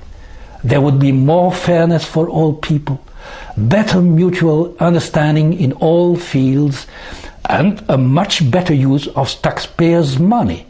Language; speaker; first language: English; non-native, fluent; French